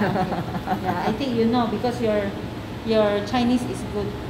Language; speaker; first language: English; non-native, local second language; Min Nan Chinese